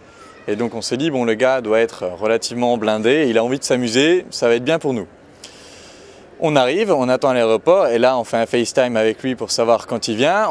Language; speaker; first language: French; native; French